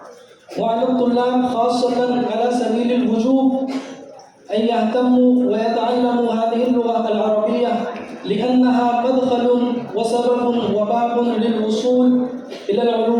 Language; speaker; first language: Arabic; non-native, fluent; Urdu